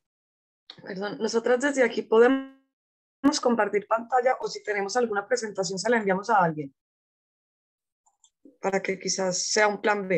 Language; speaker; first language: Spanish; native; Spanish